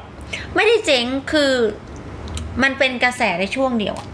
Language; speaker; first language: Thai; native; Thai